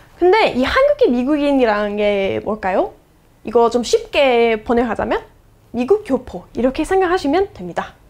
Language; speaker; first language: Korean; non-native, fluent; English